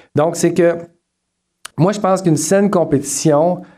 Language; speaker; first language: French; native; French